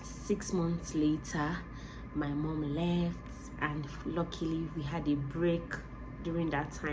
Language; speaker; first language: English; non-native, local second language; Yoruba